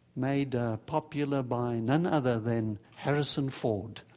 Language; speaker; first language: English; native; English